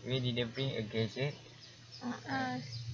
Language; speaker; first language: English; non-native, learner; Malay